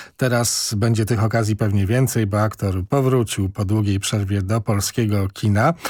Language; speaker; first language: Polish; native; Polish